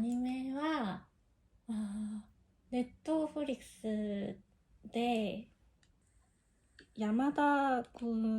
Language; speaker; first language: Japanese; non-native, learner; Korean